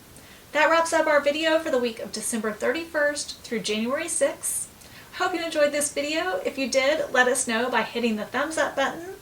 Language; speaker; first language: English; native; English